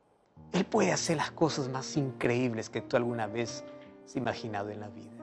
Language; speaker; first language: Spanish; native; Spanish